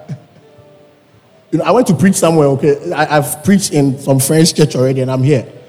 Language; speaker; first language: English; non-native, local second language; Akan